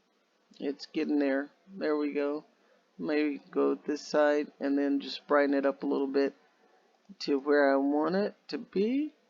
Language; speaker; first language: English; native; English